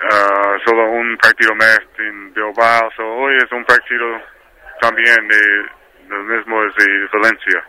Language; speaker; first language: Spanish; non-native, learner; English